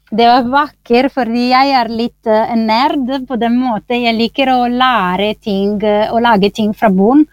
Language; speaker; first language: Norwegian; non-native, fluent; Italian